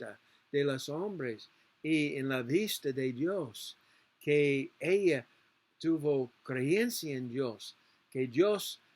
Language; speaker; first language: Spanish; non-native, learner; English